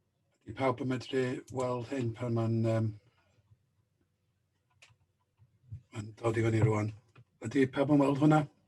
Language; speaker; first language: Welsh; native; Welsh